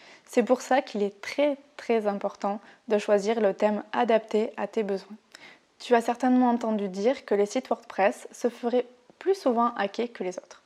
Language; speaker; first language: French; native; French